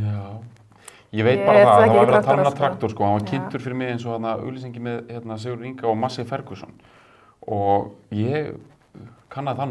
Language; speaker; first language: Icelandic; native; Icelandic